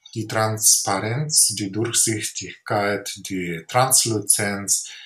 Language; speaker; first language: German; non-native, fluent; Ukrainian